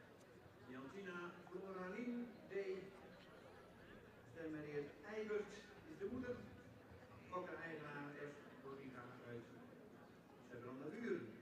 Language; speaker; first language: Dutch; native; Dutch